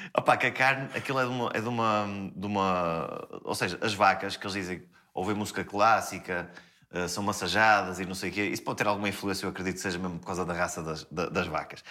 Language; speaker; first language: Portuguese; native; Portuguese